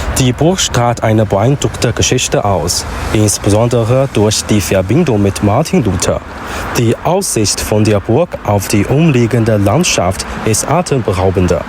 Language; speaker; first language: German; non-native, learner; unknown